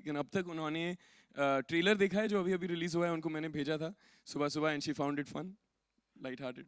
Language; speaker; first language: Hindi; native; Hindi